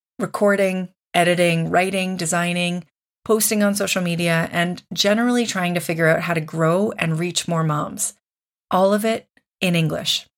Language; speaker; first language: English; native; English